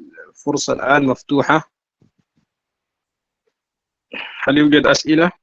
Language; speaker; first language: Arabic; non-native, fluent; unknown